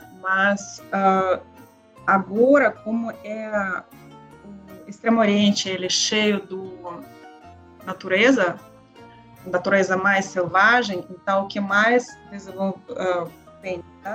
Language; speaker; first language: Portuguese; non-native, learner; Russian